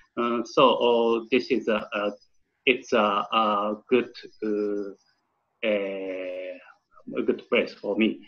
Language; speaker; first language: English; non-native, learner; Japanese